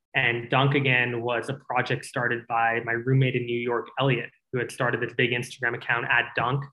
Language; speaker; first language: English; native; English